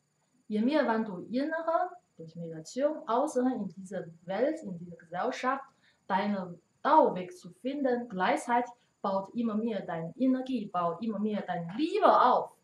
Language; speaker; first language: German; non-native, learner; Chinese